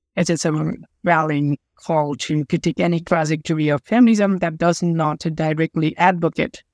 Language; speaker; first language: English; non-native, local second language; Nepali